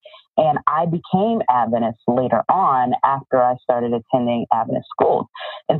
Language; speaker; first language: English; native; English